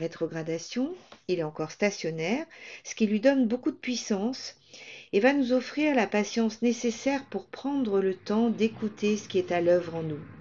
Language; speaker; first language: French; native; French